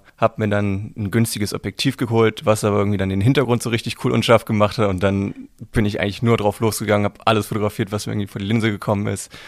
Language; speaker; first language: German; native; German